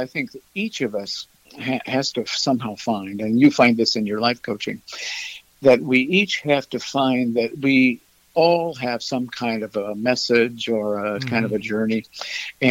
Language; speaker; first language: English; native; English